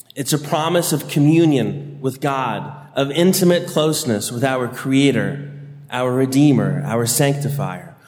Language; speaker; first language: English; native; English